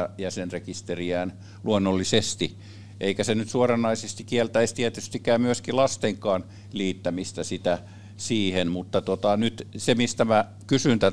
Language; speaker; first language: Finnish; native; Finnish